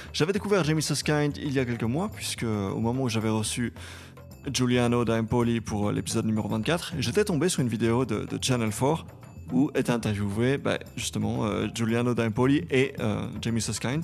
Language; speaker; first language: French; native; French